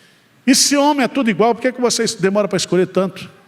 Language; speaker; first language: Portuguese; native; Portuguese